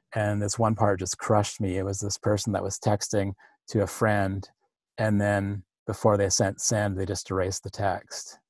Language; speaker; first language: English; native; English